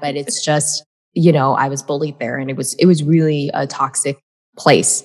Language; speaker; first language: English; native; English